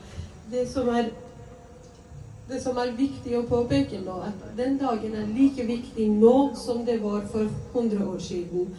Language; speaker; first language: Swedish; non-native, fluent; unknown